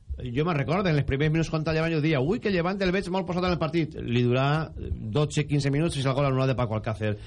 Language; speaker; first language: Catalan; native; Catalan